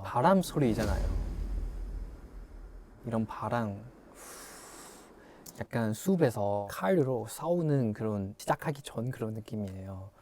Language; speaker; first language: Korean; non-native, fluent; Chinese